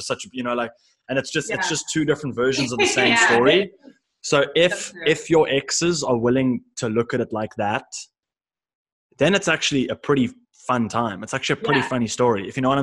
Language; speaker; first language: English; native; English